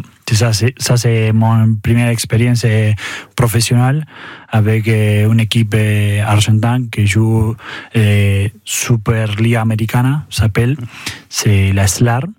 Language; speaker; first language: French; non-native, learner; Spanish